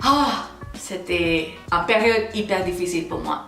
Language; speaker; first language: French; non-native, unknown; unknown